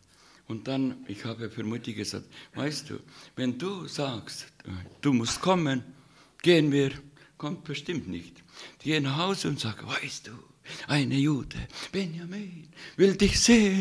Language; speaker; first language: German; non-native, fluent; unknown